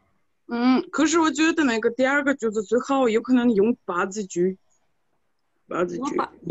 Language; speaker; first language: Chinese; non-native, fluent; Russian